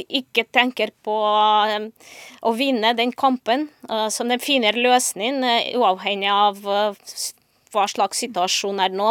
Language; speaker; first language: Norwegian; non-native, fluent; Ukrainian